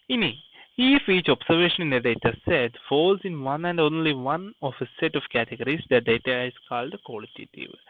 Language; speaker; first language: English; non-native, local second language; Malayalam